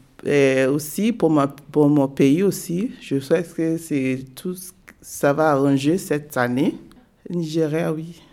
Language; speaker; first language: French; non-native, learner; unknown